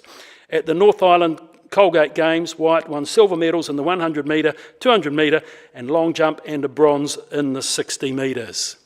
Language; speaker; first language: English; native; English